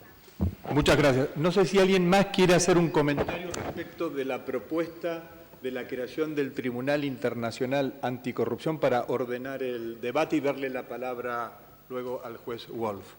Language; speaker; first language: Spanish; native; Spanish